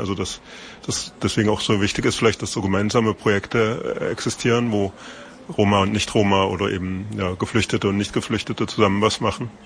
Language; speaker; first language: German; native; German